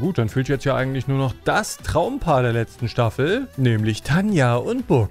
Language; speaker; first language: German; native; German